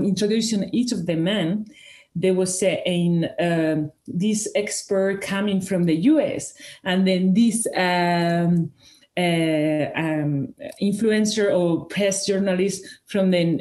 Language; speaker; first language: English; non-native, fluent; Spanish